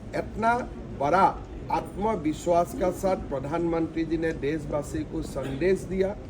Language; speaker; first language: Hindi; non-native, local second language; Assamese